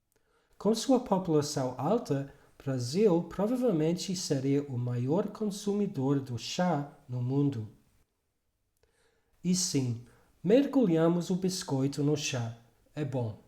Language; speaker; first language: Portuguese; non-native, fluent; English